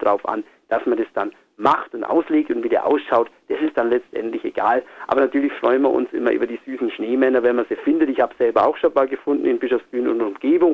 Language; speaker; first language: German; native; German